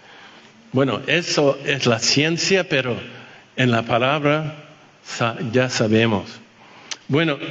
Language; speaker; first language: Spanish; non-native, fluent; French